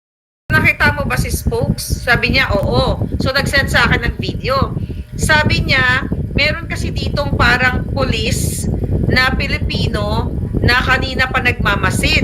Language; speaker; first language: Filipino; native; Filipino